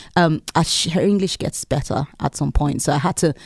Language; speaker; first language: English; non-native, local second language; Yoruba